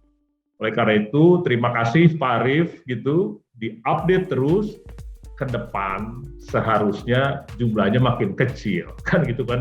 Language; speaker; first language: Indonesian; native; Indonesian